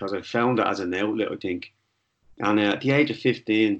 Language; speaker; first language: English; native; English